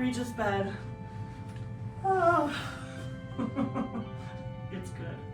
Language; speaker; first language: English; native; English